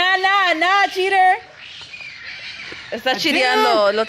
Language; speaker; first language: Spanish; early bilingual, heritage; Spanish